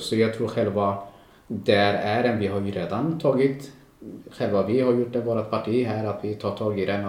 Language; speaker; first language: Swedish; non-native, local second language; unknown